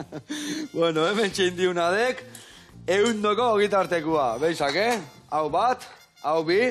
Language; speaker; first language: Basque; native; Basque